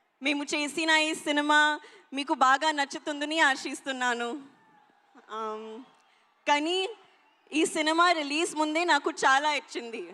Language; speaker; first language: Telugu; non-native, learner; Hindi